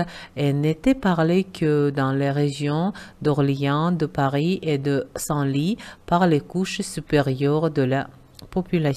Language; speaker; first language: French; non-native, fluent; Uzbek